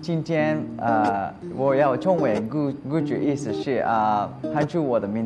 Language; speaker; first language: Chinese; non-native, learner; Japanese